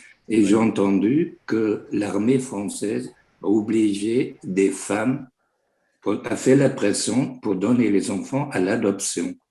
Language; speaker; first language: French; non-native, fluent; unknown